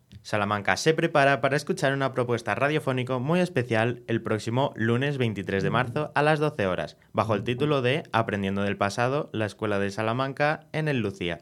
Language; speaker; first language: Spanish; native; Spanish